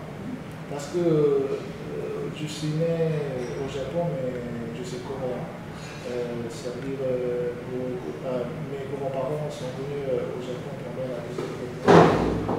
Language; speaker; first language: French; non-native, learner; Japanese